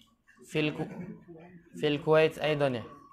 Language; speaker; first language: Arabic; non-native, fluent; Indonesian